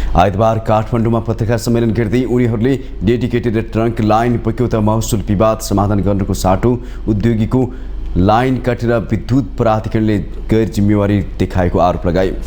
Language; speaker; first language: Nepali; native; Nepali